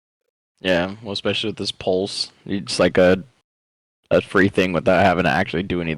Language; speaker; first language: English; native; English